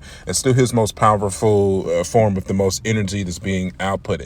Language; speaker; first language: English; native; English